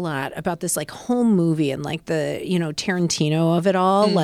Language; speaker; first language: English; native; English